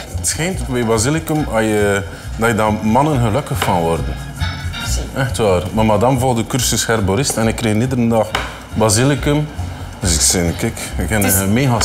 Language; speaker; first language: Dutch; native; Dutch